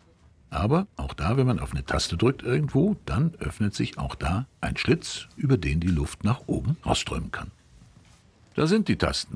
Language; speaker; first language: German; native; German